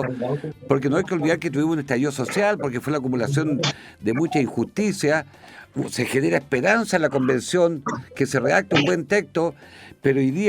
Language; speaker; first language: Spanish; native; Spanish